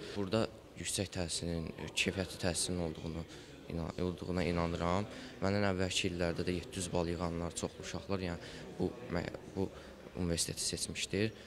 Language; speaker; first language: Azerbaijani; native; Azerbaijani